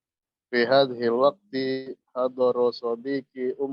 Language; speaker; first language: Arabic; non-native, learner; Indonesian